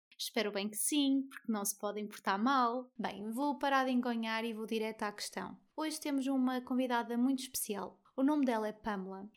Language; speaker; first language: Portuguese; native; Portuguese